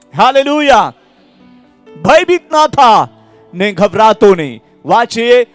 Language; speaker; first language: Gujarati; non-native, local second language; Marathi